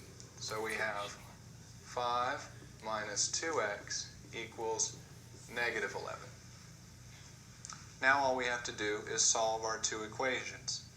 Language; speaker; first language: English; native; English